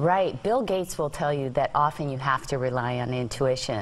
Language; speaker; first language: English; native; English